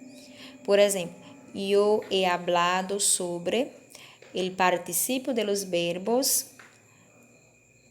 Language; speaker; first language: Spanish; non-native, fluent; Portuguese